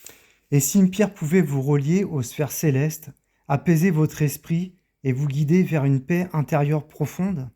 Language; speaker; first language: French; native; French